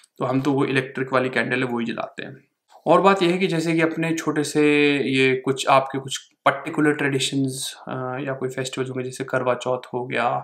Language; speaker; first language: Hindi; native; Hindi